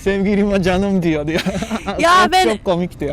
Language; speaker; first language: Turkish; non-native, learner; Japanese